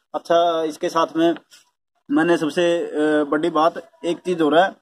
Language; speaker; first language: Hindi; native; Hindi